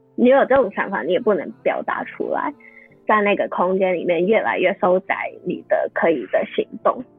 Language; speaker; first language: Chinese; non-native, fluent; Cantonese